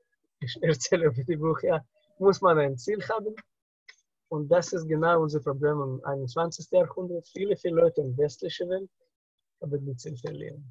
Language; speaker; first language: German; non-native, learner; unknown